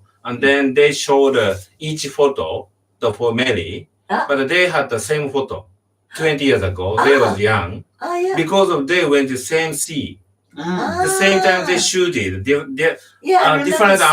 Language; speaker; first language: English; non-native, learner; Japanese